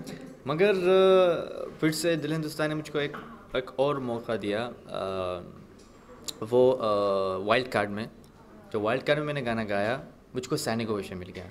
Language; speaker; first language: Hindi; non-native, fluent; Arabic